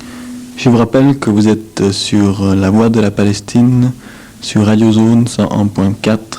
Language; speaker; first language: French; native; French